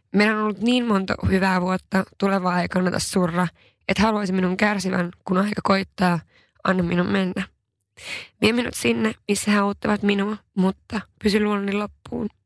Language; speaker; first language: Finnish; non-native, local second language; Swedish